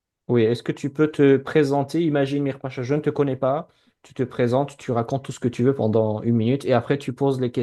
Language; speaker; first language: French; non-native, fluent; Azerbaijani